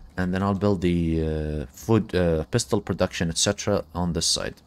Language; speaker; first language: English; non-native, fluent; Arabic